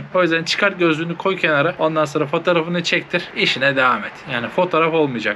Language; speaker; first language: Turkish; native; Turkish